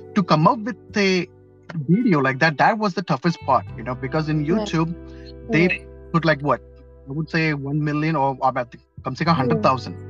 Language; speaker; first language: English; non-native, local second language; Malayalam